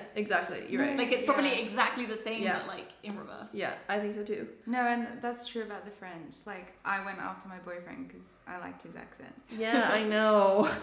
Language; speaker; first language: English; native; English